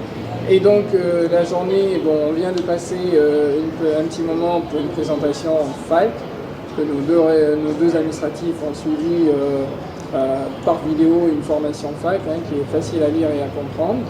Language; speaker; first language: French; native; French